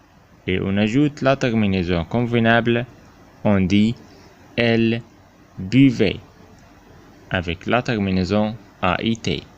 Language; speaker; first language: French; non-native, fluent; Arabic